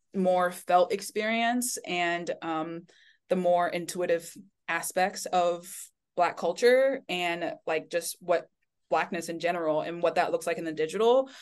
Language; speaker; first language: English; early bilingual, other home language; Chinese